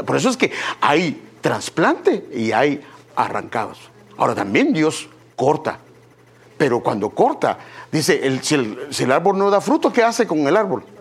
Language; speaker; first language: Spanish; native; Spanish